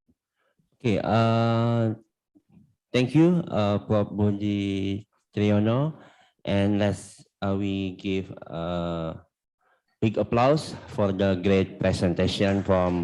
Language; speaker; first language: English; non-native, learner; Indonesian